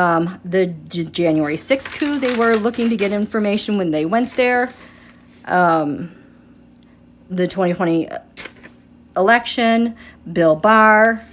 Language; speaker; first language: English; native; English